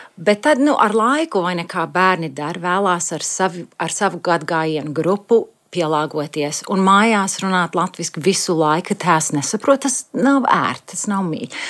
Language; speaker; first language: Latvian; early bilingual, heritage; Latvian